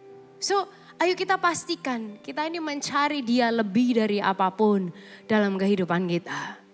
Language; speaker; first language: Indonesian; native; Indonesian